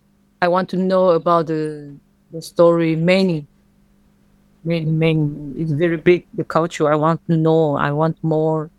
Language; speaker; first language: English; non-native, learner; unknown